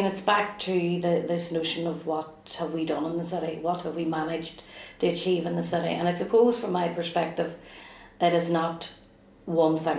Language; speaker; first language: English; native; English